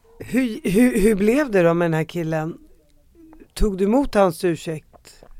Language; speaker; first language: Swedish; early bilingual, other home language; Arabic